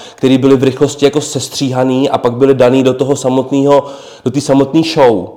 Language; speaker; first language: Czech; native; Czech